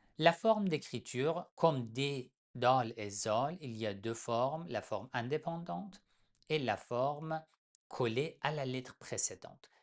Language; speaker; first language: French; non-native, fluent; Persian